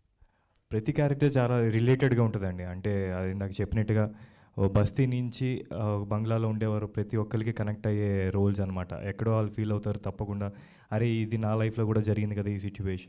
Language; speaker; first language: Telugu; native; Telugu